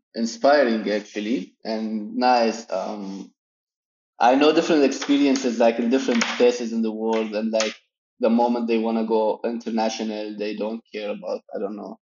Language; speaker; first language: English; non-native, fluent; Arabic